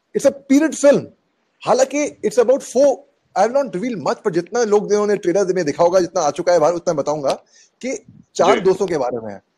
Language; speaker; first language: Hindi; native; Hindi